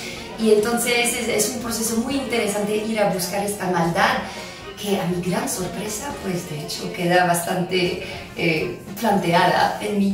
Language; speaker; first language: Spanish; non-native, fluent; French